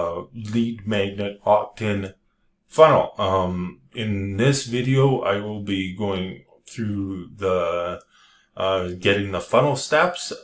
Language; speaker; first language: English; native; English